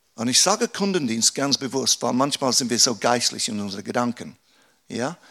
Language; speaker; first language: German; non-native, fluent; English